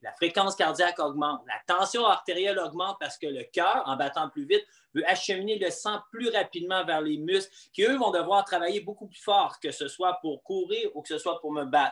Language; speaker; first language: French; native; French